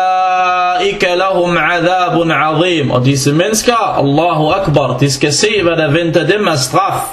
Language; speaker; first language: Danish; non-native, fluent; Arabic